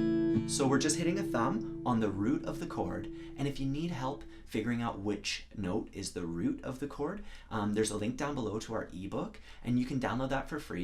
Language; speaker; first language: English; native; English